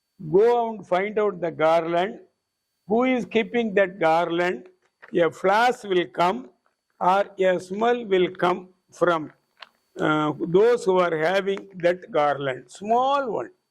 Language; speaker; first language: English; non-native, local second language; Tamil